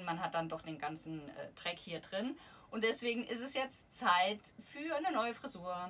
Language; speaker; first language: German; native; German